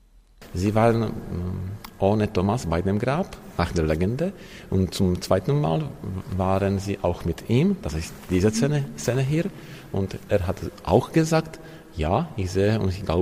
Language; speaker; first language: German; non-native, learner; Czech